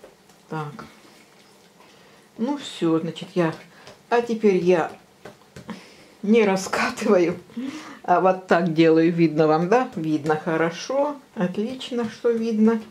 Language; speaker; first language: Russian; native; Russian